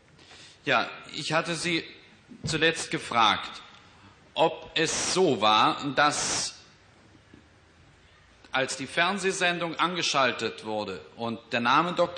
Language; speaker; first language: German; native; German